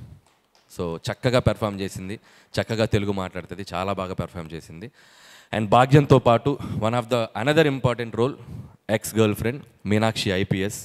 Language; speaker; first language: Telugu; native; Telugu